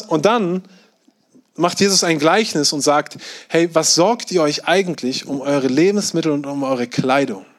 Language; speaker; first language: German; native; German